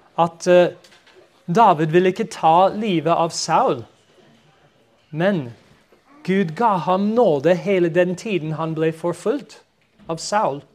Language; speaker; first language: Norwegian; non-native, fluent; English